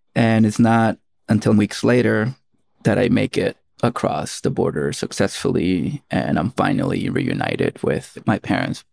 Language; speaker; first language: English; early bilingual, other home language; Spanish